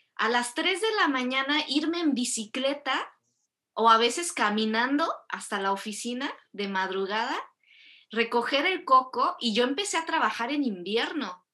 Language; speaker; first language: Spanish; early bilingual, other home language; Korean